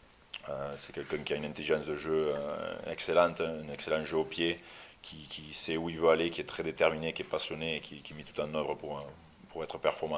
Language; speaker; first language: French; native; French